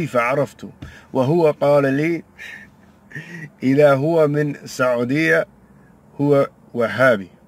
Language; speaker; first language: Arabic; non-native, learner; English